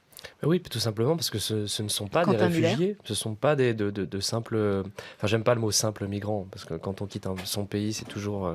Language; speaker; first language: French; native; French